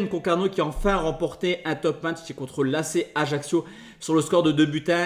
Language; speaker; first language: French; native; French